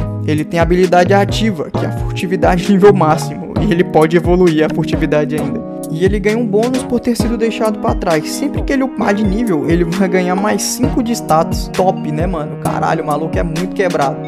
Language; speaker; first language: Portuguese; native; Portuguese